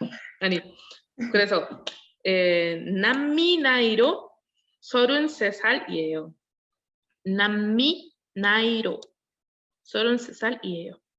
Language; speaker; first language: Korean; non-native, learner; Spanish